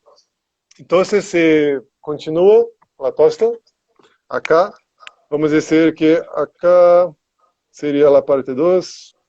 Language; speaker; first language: Spanish; non-native, learner; Portuguese